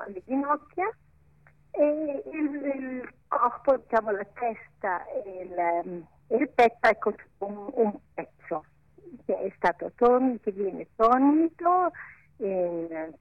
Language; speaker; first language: Italian; non-native, local second language; Ladin